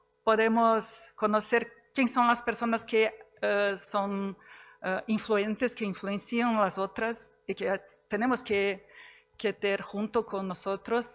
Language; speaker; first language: Spanish; non-native, fluent; Portuguese